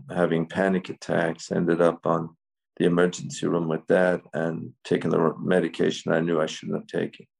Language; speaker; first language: English; native; English